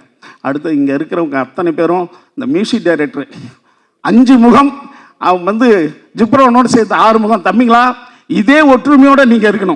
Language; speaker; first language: Tamil; native; Tamil